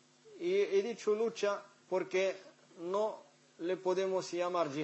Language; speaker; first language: Spanish; non-native, fluent; Arabic